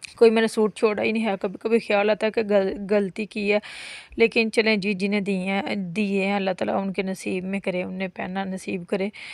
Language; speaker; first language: Urdu; non-native, local second language; Punjabi